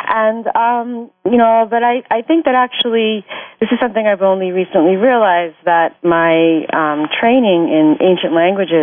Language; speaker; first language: English; native; English